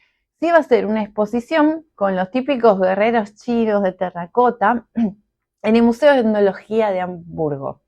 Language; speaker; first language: Spanish; native; Spanish